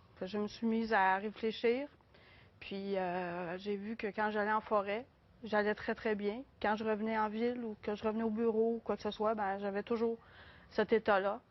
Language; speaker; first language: French; native; French